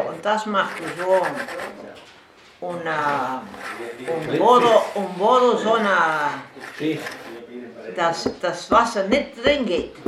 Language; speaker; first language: German; early bilingual, heritage; German